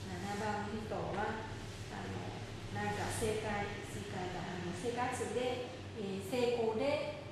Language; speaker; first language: Japanese; non-native, fluent; Vietnamese